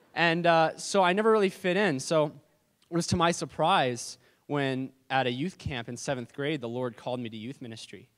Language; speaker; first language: English; native; English